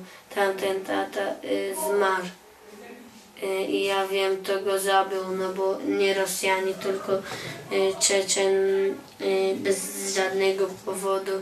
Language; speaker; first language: Polish; early bilingual, other home language; Chechen